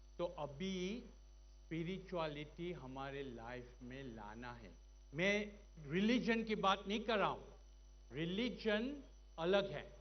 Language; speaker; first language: Hindi; non-native, fluent; Gujarati